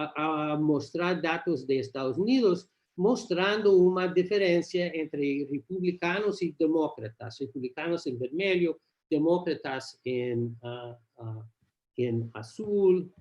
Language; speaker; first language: Portuguese; non-native, learner; English